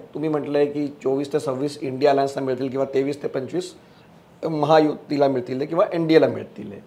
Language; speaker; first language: Marathi; early bilingual, heritage; Marathi